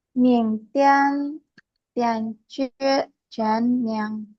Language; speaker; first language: Chinese; non-native, learner; Indonesian